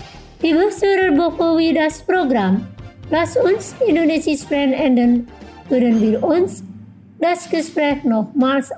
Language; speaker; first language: German; non-native, fluent; Indonesian